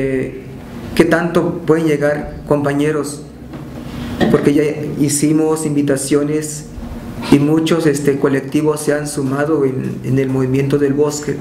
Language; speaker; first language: Spanish; non-native, local second language; Tzotzil